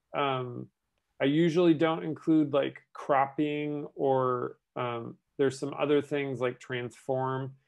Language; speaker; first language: English; native; English